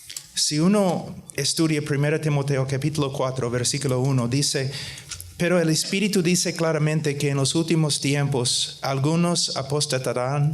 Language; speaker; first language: Spanish; non-native, fluent; English